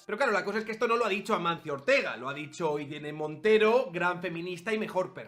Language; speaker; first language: Spanish; native; Spanish